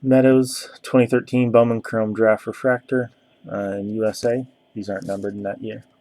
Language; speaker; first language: English; native; English